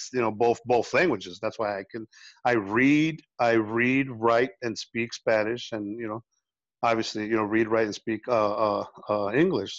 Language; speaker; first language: English; early bilingual, other home language; Spanish